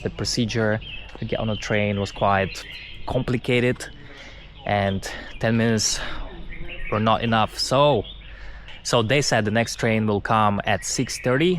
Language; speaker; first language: English; non-native, fluent; Russian